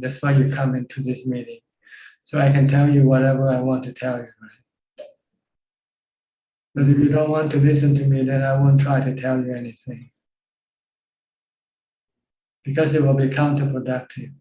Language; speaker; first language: English; non-native, fluent; Thai